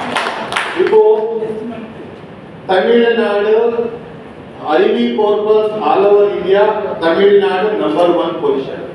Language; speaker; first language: Tamil; non-native, learner; Kannada